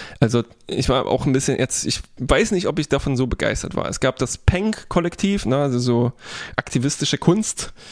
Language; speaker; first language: German; non-native, fluent; Polish